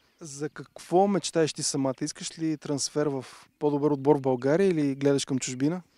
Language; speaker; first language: Bulgarian; native; Bulgarian